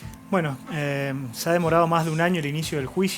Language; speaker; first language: Spanish; native; Spanish